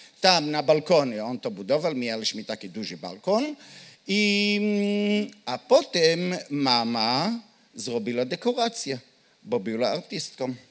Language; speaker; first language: Polish; non-native, learner; Hebrew